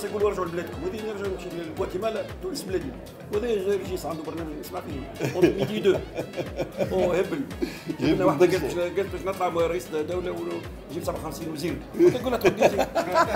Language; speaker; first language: Arabic; native; Arabic